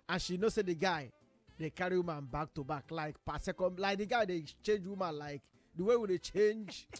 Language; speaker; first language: Nigerian Pidgin; native; Nigerian Pidgin